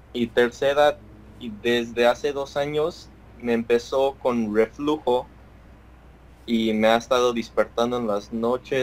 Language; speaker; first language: Spanish; early bilingual, heritage; Spanish